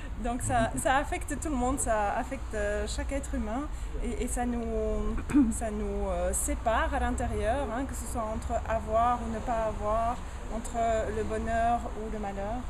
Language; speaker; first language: French; native; French